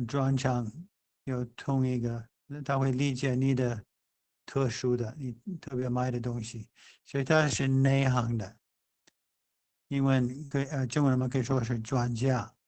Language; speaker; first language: Chinese; non-native, fluent; English